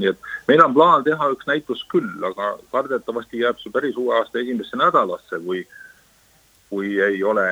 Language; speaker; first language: Estonian; native; Estonian